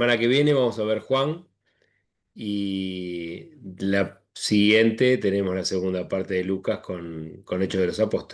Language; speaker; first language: Spanish; native; Spanish